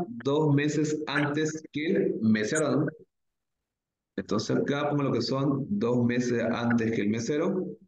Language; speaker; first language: Spanish; native; Spanish